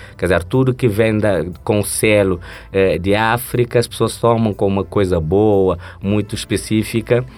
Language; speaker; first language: Portuguese; non-native, local second language; Kabuverdianu